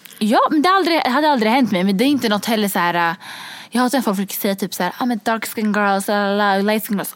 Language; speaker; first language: Swedish; early bilingual, other home language; Kurdish